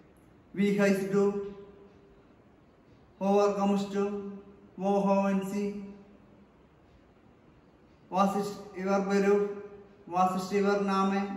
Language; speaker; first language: German; non-native, learner; Malayalam